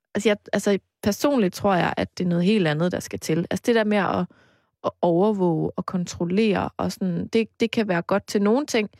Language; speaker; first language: Danish; native; Danish